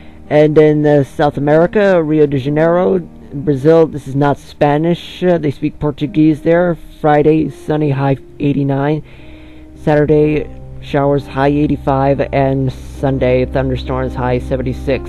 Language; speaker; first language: English; early bilingual, other home language; Spanish